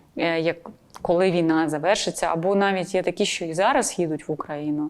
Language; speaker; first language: Ukrainian; non-native, local second language; Russian